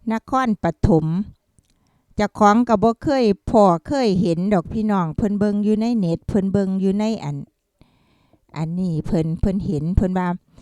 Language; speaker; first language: Thai; native; Thai